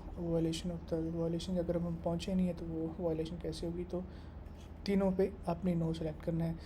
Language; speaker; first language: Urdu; native; Urdu